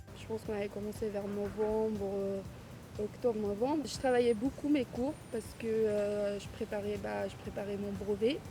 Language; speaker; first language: French; non-native, fluent; Arabic